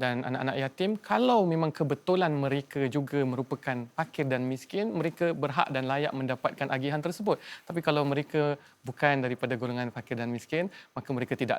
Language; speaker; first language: Malay; native; Malay